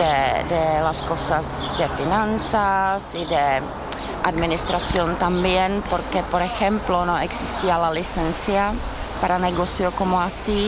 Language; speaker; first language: Spanish; non-native, learner; Czech